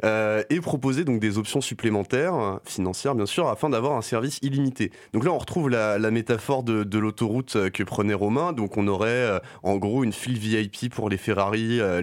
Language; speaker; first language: French; native; French